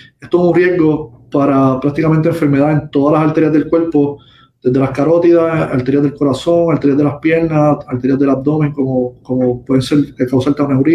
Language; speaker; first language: Spanish; native; Spanish